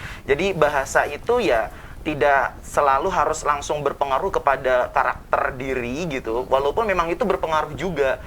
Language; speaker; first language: Indonesian; non-native, local second language; Javanese